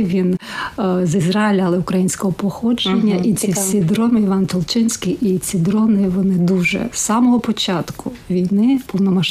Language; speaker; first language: Ukrainian; native; Ukrainian